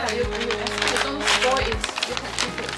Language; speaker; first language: English; non-native, learner; Chinese